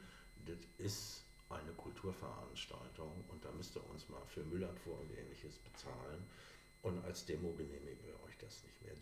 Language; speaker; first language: German; native; German